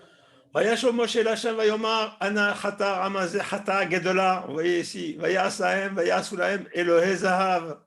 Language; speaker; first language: Hebrew; non-native, fluent; French